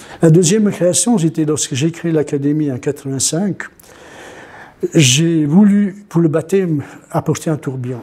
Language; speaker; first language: French; non-native, fluent; Italian